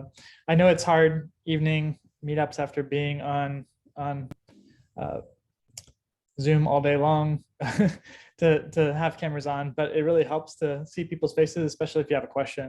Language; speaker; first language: English; native; English